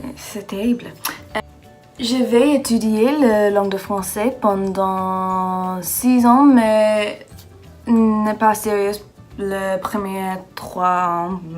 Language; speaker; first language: French; non-native, learner; English